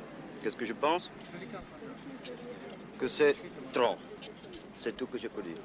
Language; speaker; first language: French; non-native, learner; Czech